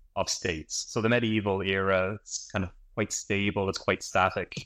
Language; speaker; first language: English; native; English